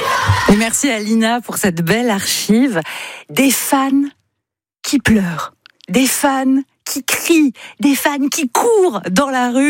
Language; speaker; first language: French; native; French